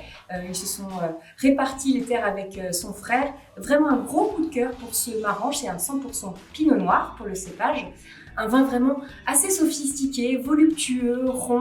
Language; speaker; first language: French; native; French